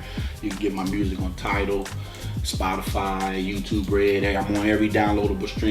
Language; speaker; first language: English; native; English